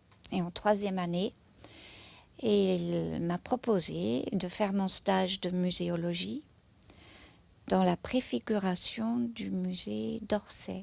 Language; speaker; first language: French; non-native, fluent; German